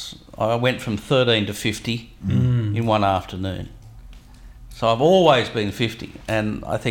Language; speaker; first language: English; native; English